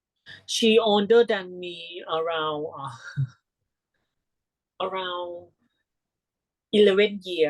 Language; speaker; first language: English; non-native, learner; Thai